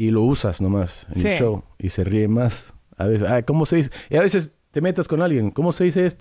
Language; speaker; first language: Spanish; early bilingual, heritage; English